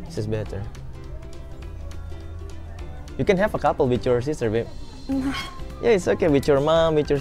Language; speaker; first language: English; non-native, fluent; Indonesian